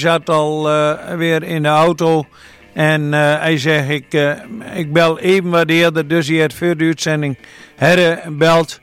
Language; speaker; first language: Dutch; native; Dutch